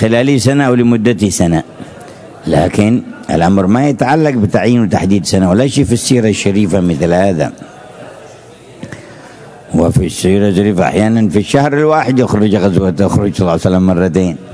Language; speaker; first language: Arabic; native; Arabic